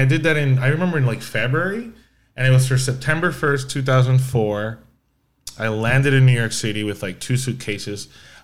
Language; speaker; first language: English; non-native, fluent; Spanish